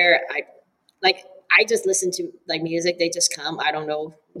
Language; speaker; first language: English; early bilingual, other home language; Cantonese